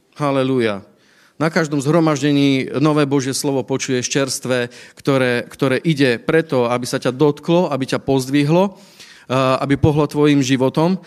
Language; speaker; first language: Slovak; native; Slovak